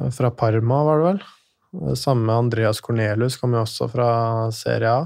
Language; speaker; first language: Norwegian; native; Norwegian